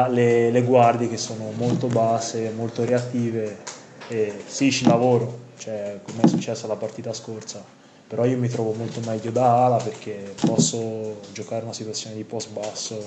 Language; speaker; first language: Italian; non-native, fluent; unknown